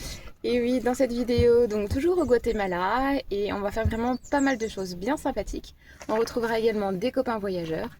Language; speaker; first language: French; native; French